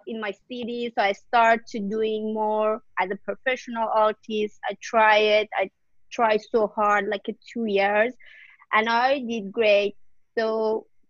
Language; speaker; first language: English; non-native, learner; Persian